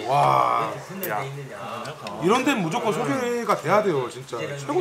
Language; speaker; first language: Korean; native; Korean